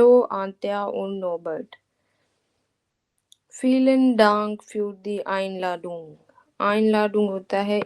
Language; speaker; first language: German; non-native, fluent; Hindi